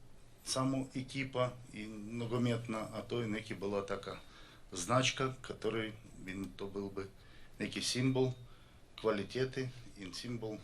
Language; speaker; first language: Slovenian; non-native, learner; Russian